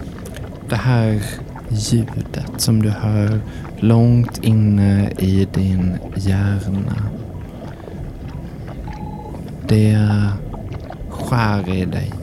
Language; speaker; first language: Swedish; native; Swedish